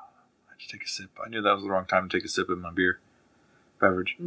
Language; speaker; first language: English; native; English